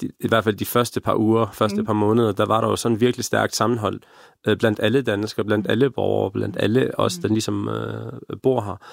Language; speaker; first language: Danish; early bilingual, other home language; Arabic